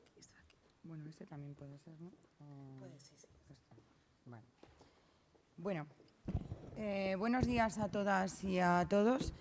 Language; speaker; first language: Spanish; native; Spanish